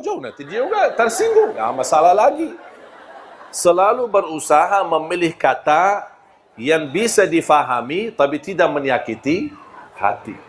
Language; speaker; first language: Malay; non-native, fluent; Arabic